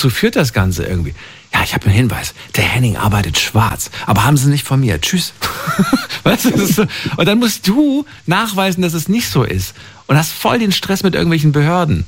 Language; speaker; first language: German; native; German